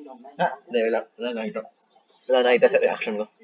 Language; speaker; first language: English; non-native, local second language; Filipino